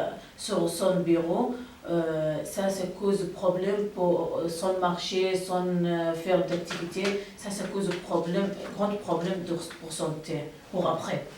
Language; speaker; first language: French; non-native, learner; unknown